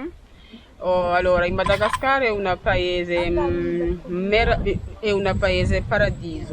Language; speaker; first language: Italian; non-native, learner; Malagasy